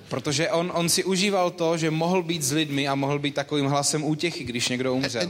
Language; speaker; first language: Czech; native; Czech